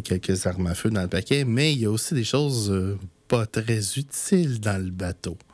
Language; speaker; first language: French; native; French